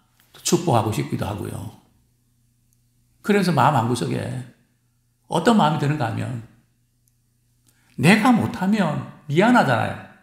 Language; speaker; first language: Korean; native; Korean